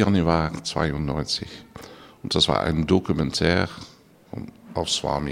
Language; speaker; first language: German; non-native, learner; Dutch